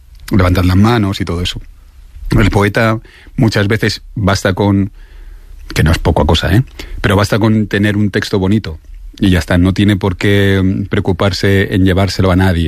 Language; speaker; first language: Spanish; native; Spanish